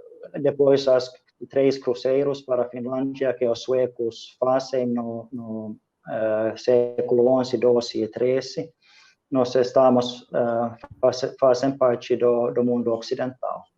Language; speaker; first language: Portuguese; non-native, fluent; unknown